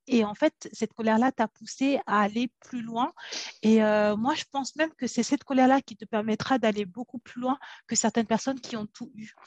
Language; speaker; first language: French; native; French